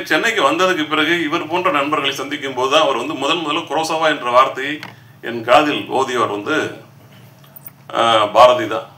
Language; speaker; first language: Tamil; native; Tamil